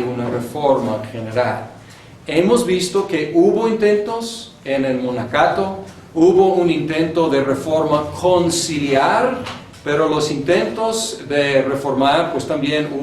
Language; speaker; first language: Spanish; non-native, fluent; English